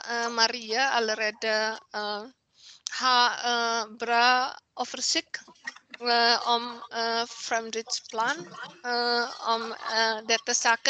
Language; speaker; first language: Norwegian; non-native, learner; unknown